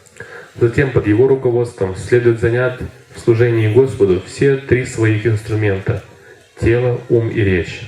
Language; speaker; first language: Russian; native; Russian